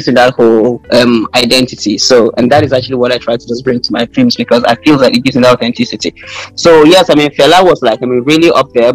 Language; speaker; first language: English; non-native, local second language; Hausa